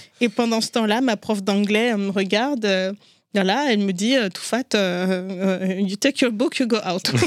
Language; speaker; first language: French; non-native, local second language; Ngazidja Comorian